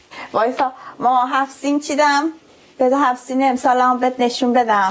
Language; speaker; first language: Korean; non-native, fluent; Persian